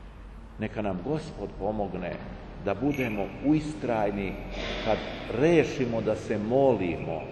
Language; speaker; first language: Serbian; native; Serbian